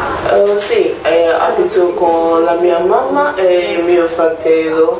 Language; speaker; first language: Italian; non-native, learner; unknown